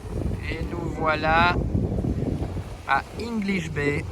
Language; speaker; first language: French; native; French